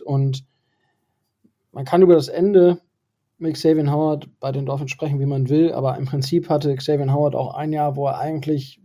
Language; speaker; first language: German; native; German